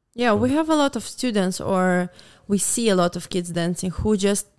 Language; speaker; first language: English; non-native, fluent; Russian